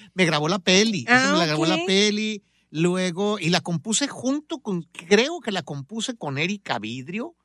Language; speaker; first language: Spanish; native; Spanish